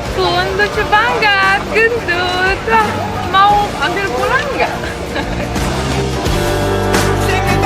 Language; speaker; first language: Indonesian; non-native, fluent; Romanian